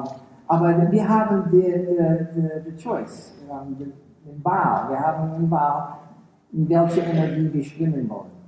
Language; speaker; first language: German; early bilingual, heritage; English